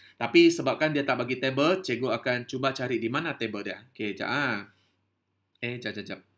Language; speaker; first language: Malay; non-native, local second language; Chinese